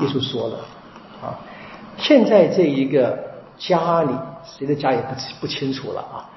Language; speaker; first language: Chinese; native; Chinese